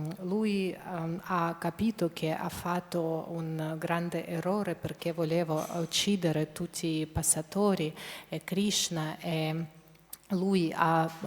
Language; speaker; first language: Italian; non-native, fluent; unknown